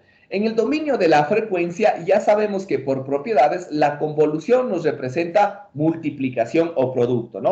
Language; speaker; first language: Spanish; native; Spanish